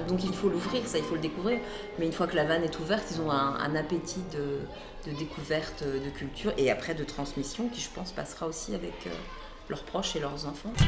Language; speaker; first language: French; native; French